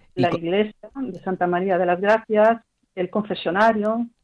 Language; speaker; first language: Spanish; early bilingual, heritage; French